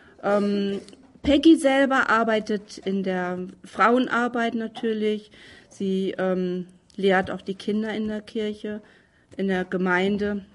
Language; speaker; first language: German; native; German